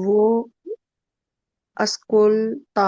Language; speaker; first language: Italian; non-native, learner; Urdu